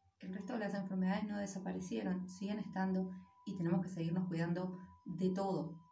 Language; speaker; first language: Spanish; native; Spanish